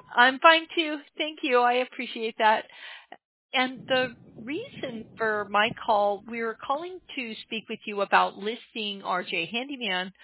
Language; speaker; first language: English; native; English